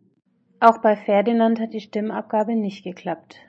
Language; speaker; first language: German; native; German